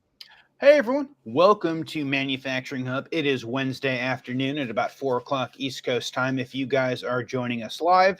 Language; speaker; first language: English; native; English